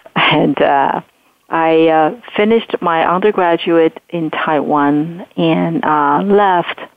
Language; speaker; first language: English; non-native, fluent; Chinese